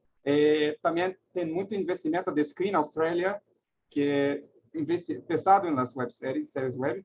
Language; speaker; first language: Spanish; non-native, learner; Portuguese